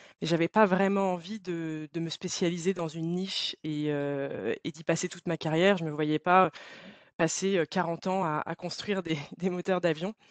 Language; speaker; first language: French; native; French